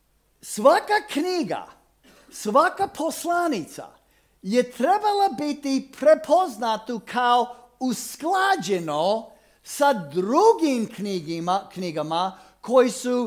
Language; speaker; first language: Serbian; non-native, fluent; English